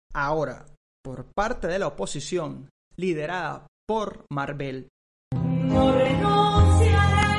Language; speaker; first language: Spanish; native; Spanish